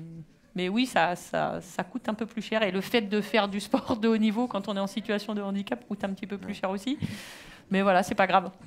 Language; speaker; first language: French; native; French